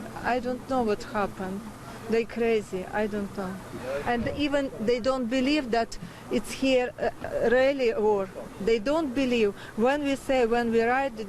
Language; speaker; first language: English; non-native, learner; Ukrainian